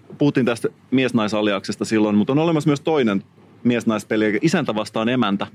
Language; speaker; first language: Finnish; native; Finnish